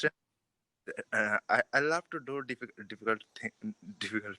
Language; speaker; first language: English; non-native, learner; Bangla